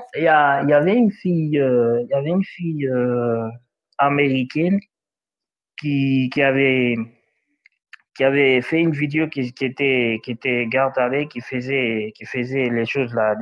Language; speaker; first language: French; non-native, learner; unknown